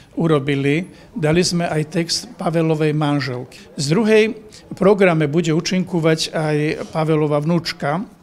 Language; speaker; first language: Slovak; native; Slovak